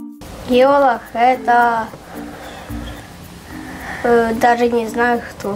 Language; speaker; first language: Russian; native; Russian